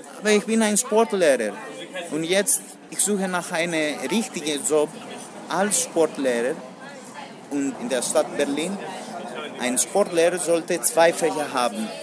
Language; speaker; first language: German; non-native, learner; Greek